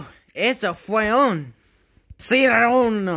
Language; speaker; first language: Spanish; non-native, learner; English